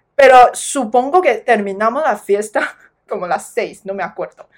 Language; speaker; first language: Spanish; non-native, learner; Chinese